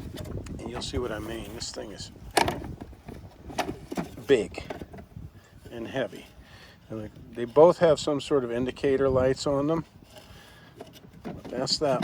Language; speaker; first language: English; native; English